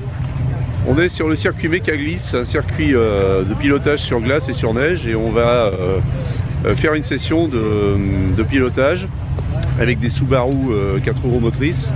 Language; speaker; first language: French; native; French